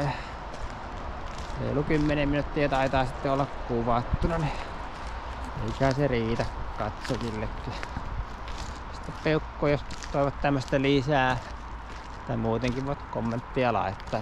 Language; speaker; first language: Finnish; native; Finnish